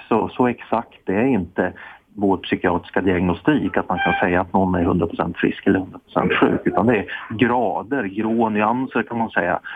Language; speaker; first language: Swedish; native; Swedish